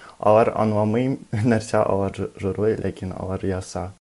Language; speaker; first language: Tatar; non-native, learner; Russian